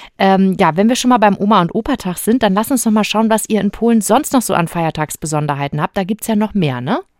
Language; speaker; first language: German; native; German